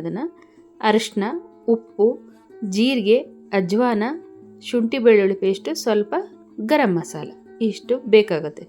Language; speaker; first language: Kannada; native; Kannada